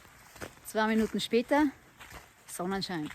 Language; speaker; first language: German; native; German